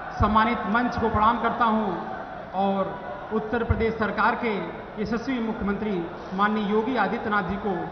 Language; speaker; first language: Hindi; native; Hindi